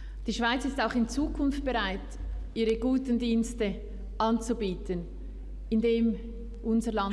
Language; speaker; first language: German; native; German